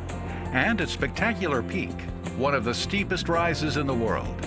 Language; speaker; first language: English; native; English